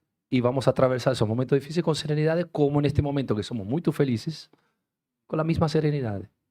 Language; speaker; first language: Portuguese; non-native, fluent; Spanish